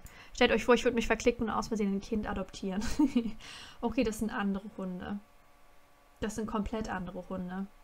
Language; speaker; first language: German; native; German